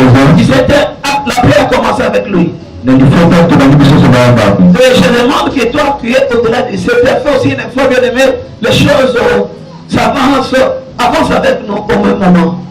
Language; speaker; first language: French; non-native, local second language; Lingala